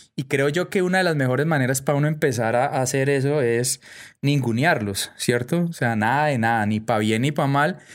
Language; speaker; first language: Spanish; native; Spanish